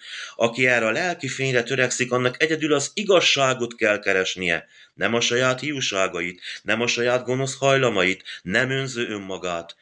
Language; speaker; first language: Hungarian; native; Hungarian